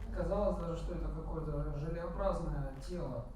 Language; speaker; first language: Russian; native; Russian